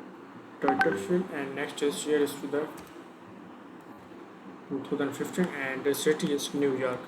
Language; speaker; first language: English; non-native, learner; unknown